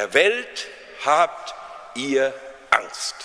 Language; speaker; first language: German; native; German